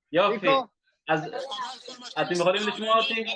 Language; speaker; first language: Hebrew; non-native, learner; Tigrinya